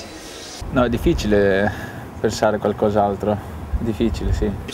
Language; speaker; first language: Italian; non-native, fluent; Greek